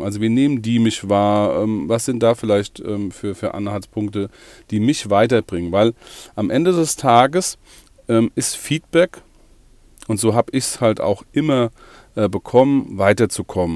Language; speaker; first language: German; native; German